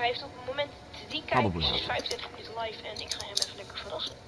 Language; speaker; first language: Dutch; native; Dutch